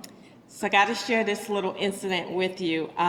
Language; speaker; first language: English; native; English